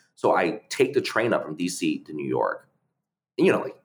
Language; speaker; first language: English; early bilingual, other home language; Chinese